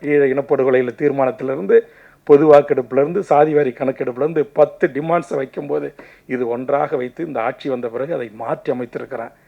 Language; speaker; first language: Tamil; native; Tamil